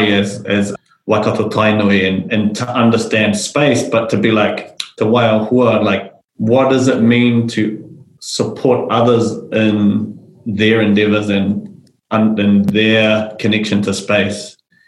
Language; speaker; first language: English; native; English